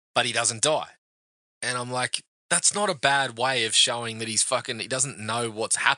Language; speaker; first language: English; native; English